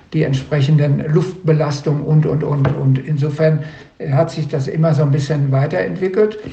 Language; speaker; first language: German; native; German